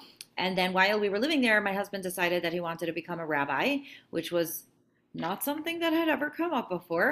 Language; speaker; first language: English; native; English